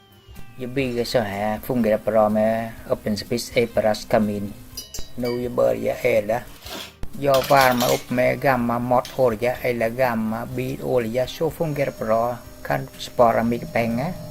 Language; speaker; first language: Swedish; non-native, learner; Vietnamese